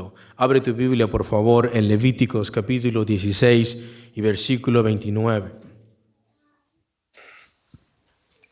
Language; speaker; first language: Spanish; native; Spanish